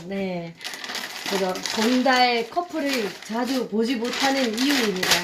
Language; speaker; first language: Korean; non-native, fluent; Burmese